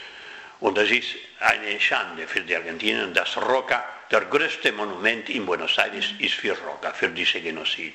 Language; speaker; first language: German; non-native, fluent; Spanish